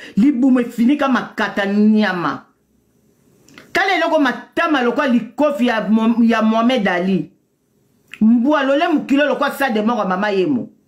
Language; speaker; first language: Lingala; native; Lingala